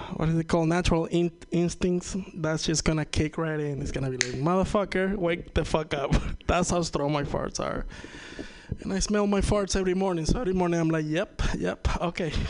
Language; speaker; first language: English; non-native, fluent; Spanish